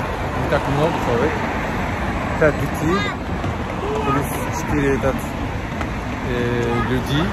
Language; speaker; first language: Russian; non-native, learner; Turkish